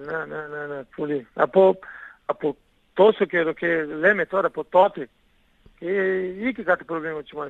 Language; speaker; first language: Greek; non-native, learner; Portuguese